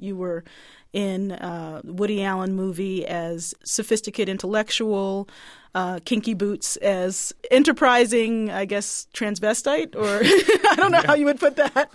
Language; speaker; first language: English; native; English